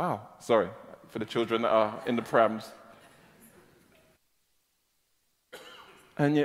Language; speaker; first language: English; native; English